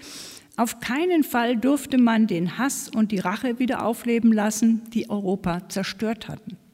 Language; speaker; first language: German; native; German